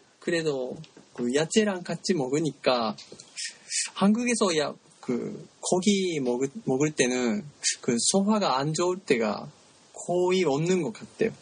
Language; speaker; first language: Korean; non-native, learner; Japanese